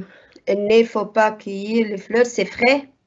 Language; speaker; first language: French; non-native, fluent; Arabic